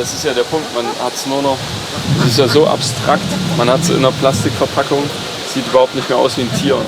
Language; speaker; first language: German; native; German